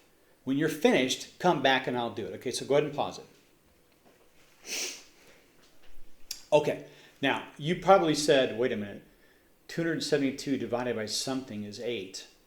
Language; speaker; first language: English; native; English